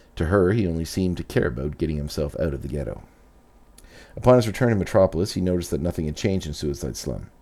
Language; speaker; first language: English; native; English